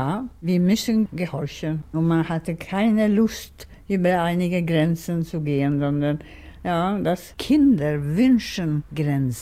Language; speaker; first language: German; non-native, fluent; Swedish